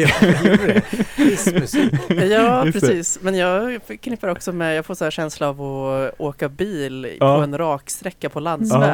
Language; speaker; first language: Swedish; native; Swedish